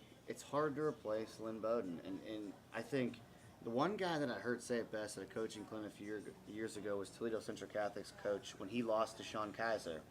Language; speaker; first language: English; native; English